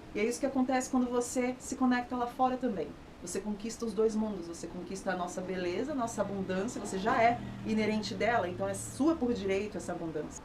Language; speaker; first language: Portuguese; native; Portuguese